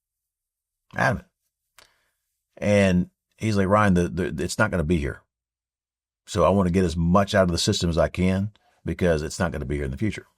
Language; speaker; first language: English; native; English